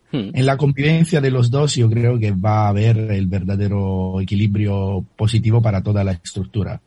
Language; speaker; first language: Spanish; non-native, fluent; Italian